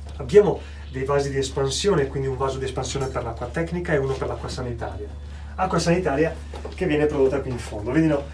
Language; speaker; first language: Italian; native; Italian